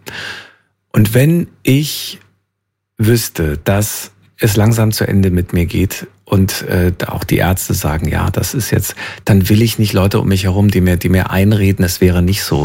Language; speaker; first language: German; native; German